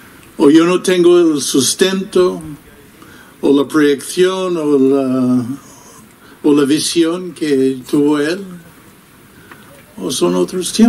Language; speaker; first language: Spanish; non-native, fluent; English